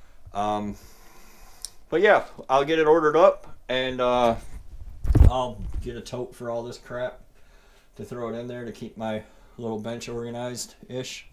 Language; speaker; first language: English; native; English